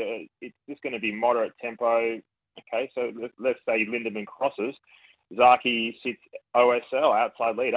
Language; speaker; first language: English; native; English